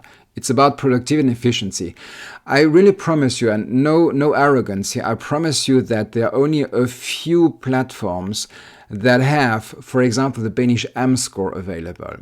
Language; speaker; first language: English; non-native, fluent; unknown